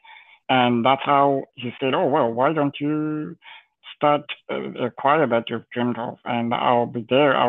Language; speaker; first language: English; non-native, local second language; Shona